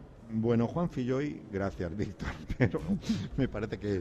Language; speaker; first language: Spanish; native; Spanish